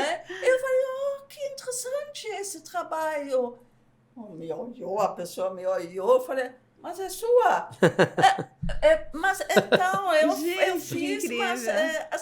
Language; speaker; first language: Portuguese; non-native, fluent; German